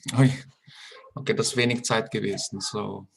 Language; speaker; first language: German; early bilingual, other home language; Filipino